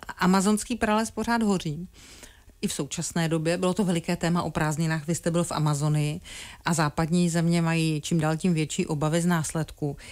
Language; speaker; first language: Czech; native; Czech